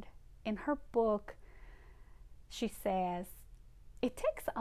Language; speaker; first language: English; non-native, fluent; Spanish